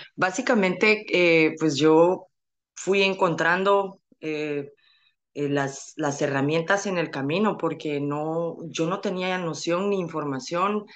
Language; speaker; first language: Spanish; native; Spanish